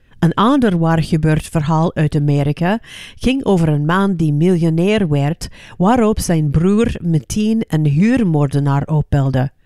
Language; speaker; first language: Dutch; non-native, fluent; English